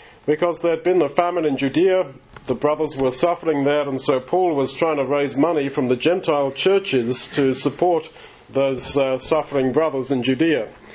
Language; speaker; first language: English; native; English